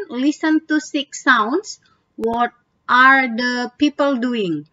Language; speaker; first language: English; non-native, fluent; Indonesian